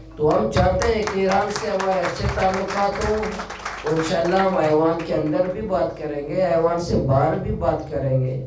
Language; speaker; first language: Urdu; non-native, local second language; Baluchi